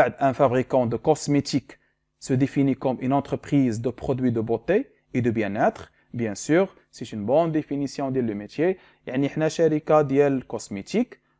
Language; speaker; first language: French; non-native, local second language; Arabic